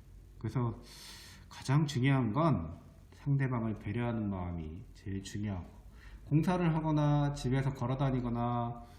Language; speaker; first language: Korean; native; Korean